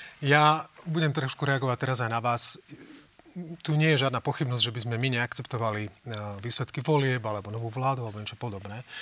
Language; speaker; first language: Slovak; native; Slovak